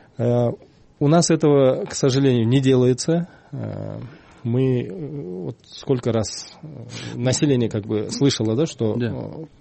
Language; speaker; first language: Russian; non-native, local second language; Kyrgyz